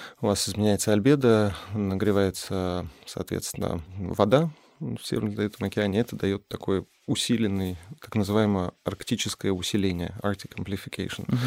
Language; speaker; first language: Russian; native; Russian